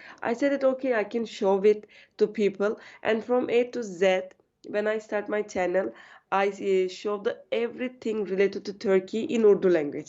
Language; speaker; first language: English; non-native, learner; Turkish